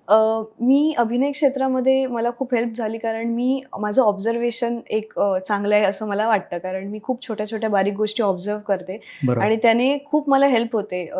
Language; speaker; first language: Marathi; native; Marathi